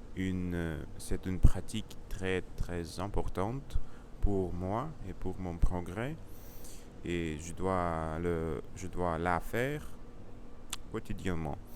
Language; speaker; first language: French; non-native, learner; Russian